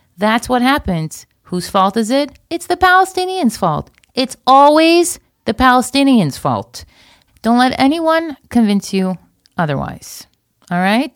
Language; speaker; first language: English; native; English